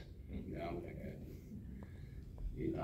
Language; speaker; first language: Danish; non-native, fluent; English